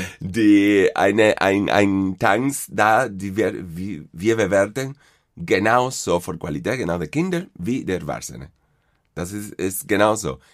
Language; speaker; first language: German; non-native, fluent; Spanish